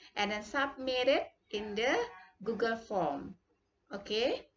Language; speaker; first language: English; non-native, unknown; Indonesian